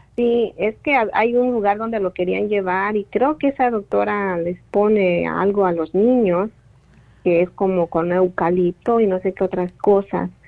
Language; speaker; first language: Spanish; native; Spanish